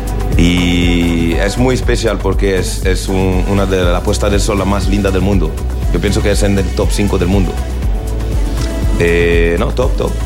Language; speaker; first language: Spanish; non-native, learner; French